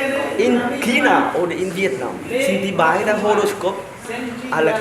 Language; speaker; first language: German; non-native, learner; Vietnamese